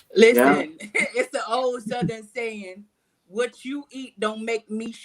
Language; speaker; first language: English; native; English